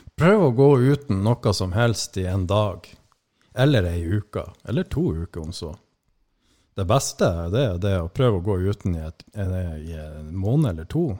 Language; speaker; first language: Norwegian; native; Norwegian